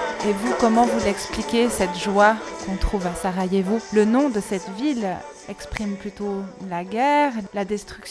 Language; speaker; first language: French; native; French